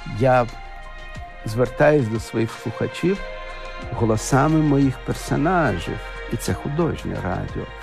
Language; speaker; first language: Ukrainian; non-native, local second language; Russian